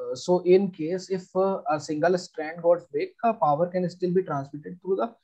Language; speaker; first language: English; non-native, local second language; Hindi